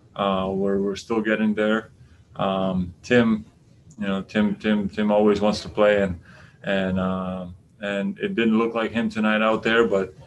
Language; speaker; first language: English; non-native, fluent; Latvian